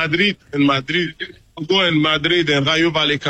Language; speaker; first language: Spanish; non-native, learner; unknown